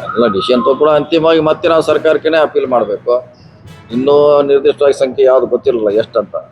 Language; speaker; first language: Kannada; native; Kannada